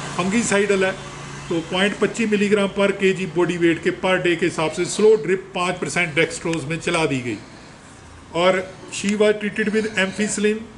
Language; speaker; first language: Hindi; non-native, local second language; Punjabi